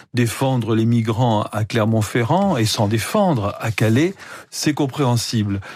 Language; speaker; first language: French; native; French